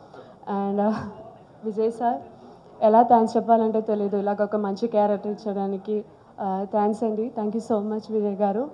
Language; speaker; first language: Telugu; non-native, learner; Malayalam